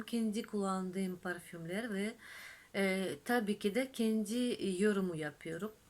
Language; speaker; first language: Turkish; non-native, fluent; Russian